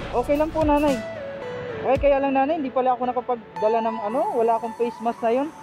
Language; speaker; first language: Filipino; non-native, local second language; Waray